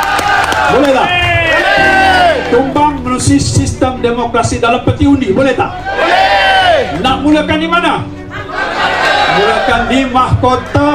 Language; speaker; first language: Malay; native; Malay